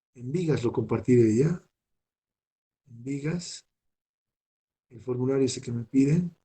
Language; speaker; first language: Spanish; native; Spanish